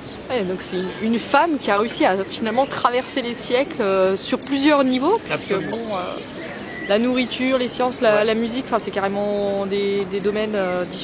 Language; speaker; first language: French; native; French